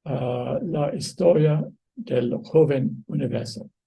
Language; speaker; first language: Spanish; non-native, fluent; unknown